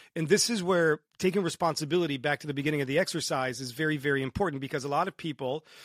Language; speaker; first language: English; early bilingual, other home language; Romanian